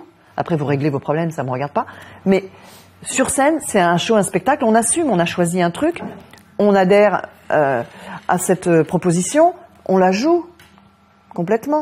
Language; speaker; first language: French; native; French